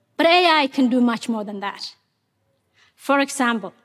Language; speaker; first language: English; non-native, fluent; Somali